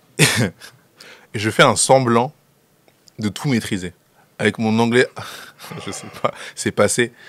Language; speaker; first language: French; non-native, local second language; Sango